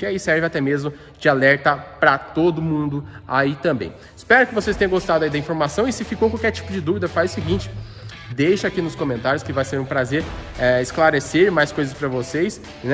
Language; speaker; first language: Portuguese; native; Portuguese